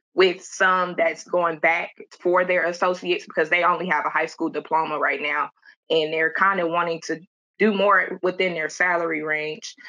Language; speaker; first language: English; native; English